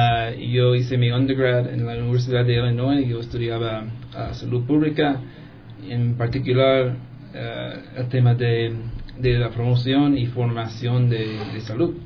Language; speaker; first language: Spanish; non-native, fluent; English